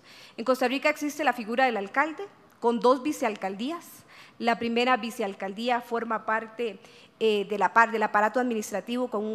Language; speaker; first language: Spanish; native; Spanish